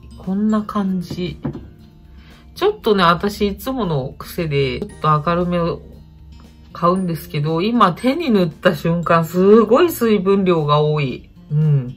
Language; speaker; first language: Japanese; native; Japanese